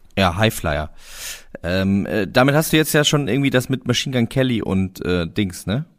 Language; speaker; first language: German; native; German